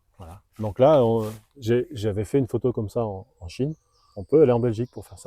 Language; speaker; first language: French; native; French